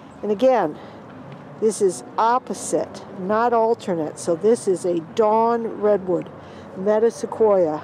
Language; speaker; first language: English; native; English